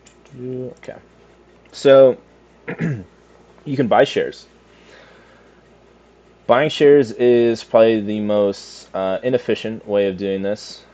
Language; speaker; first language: English; native; English